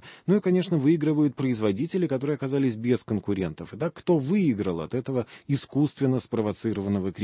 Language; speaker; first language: Russian; native; Russian